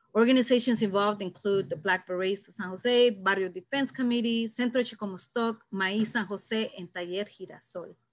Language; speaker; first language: English; native; English